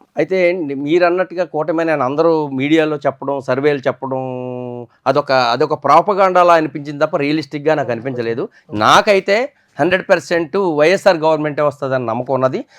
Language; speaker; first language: Telugu; native; Telugu